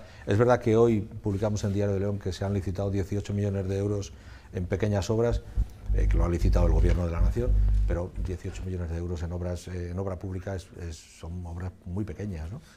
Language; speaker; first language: Spanish; native; Spanish